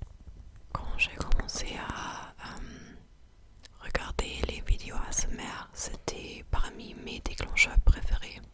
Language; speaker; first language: French; non-native, fluent; English